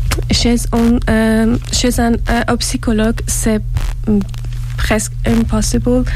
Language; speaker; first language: French; non-native, learner; Persian